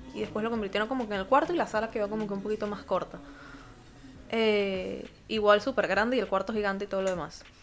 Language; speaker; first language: Spanish; native; Spanish